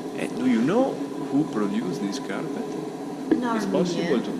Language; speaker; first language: English; non-native, learner; Italian